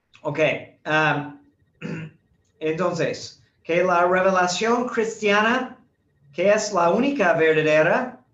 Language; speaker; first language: Spanish; non-native, fluent; English